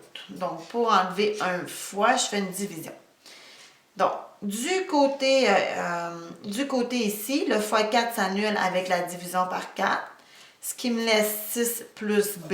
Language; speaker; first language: French; native; French